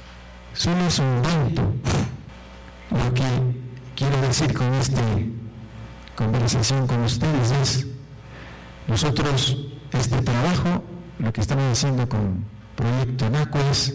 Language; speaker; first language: Spanish; non-native, local second language; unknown